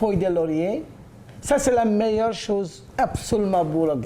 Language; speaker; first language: French; non-native, learner; Bangla